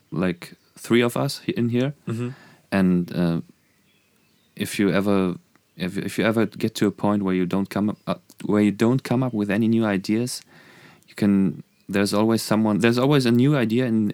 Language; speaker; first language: English; non-native, fluent; German